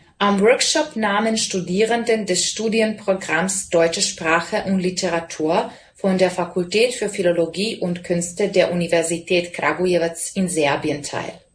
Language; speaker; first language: German; non-native, fluent; Serbian